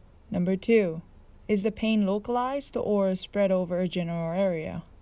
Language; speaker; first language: English; non-native, fluent; Japanese